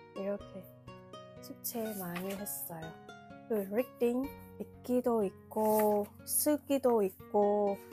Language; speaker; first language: Korean; non-native, fluent; Vietnamese